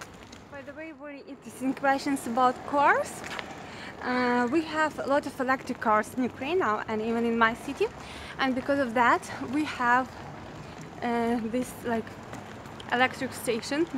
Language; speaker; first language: English; non-native, fluent; Ukrainian